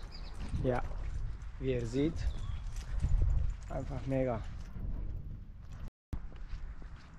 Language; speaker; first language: German; non-native, fluent; Polish